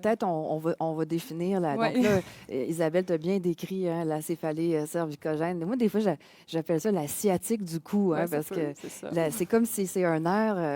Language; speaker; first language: French; native; French